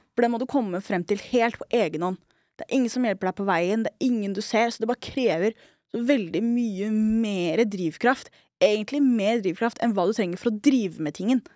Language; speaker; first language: Norwegian; early bilingual, other home language; Somali